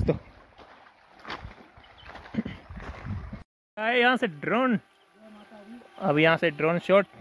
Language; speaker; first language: Hindi; non-native, local second language; Gujarati